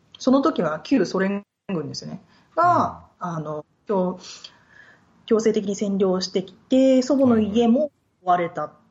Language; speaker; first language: Japanese; native; Japanese